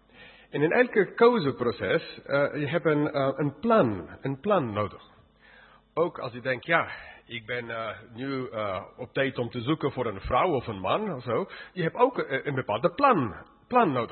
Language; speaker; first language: Dutch; non-native, fluent; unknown